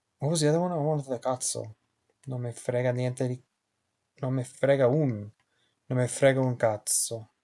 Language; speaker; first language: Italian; non-native, learner; English